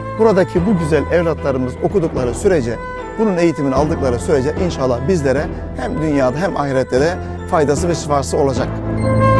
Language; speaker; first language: Turkish; native; Turkish